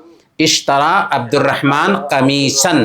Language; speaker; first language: Arabic; non-native, fluent; Urdu